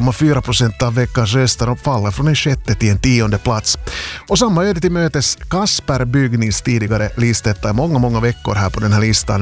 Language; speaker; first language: Swedish; native; Swedish